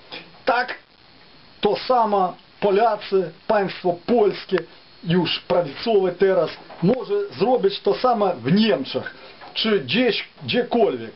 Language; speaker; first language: Polish; non-native, fluent; Ukrainian